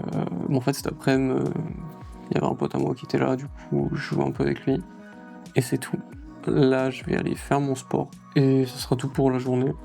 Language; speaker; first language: French; native; French